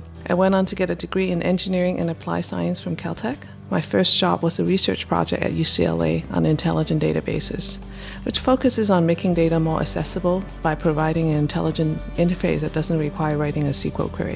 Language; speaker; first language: English; non-native, local second language; Cantonese